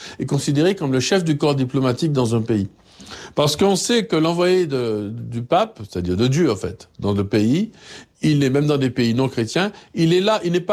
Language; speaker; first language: French; native; French